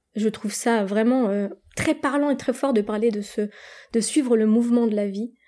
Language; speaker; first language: French; native; French